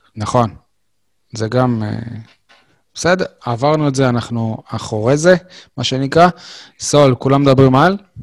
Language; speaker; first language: Hebrew; native; Hebrew